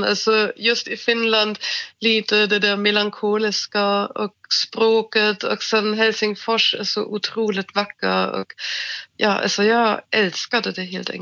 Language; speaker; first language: Swedish; non-native, fluent; German